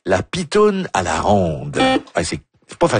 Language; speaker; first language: French; native; French